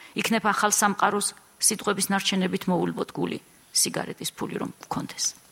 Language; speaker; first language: Georgian; native; Georgian